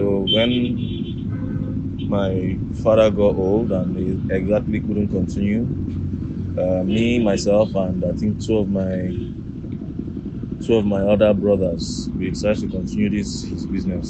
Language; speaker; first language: English; non-native, local second language; Igbo